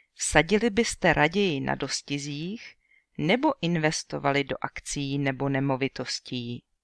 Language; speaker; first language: Czech; native; Czech